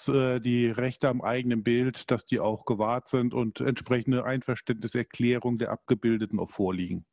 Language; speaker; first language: German; native; German